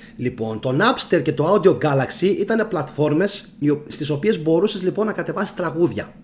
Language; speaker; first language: Greek; early bilingual, heritage; Greek